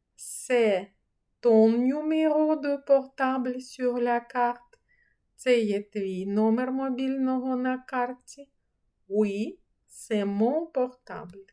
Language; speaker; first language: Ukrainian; native; Ukrainian